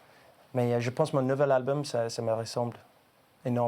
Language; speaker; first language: French; non-native, learner; English